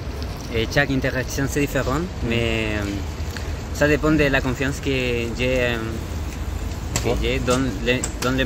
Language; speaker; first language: French; non-native, learner; Spanish